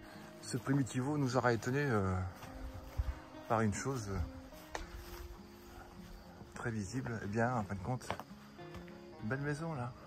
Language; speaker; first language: French; native; French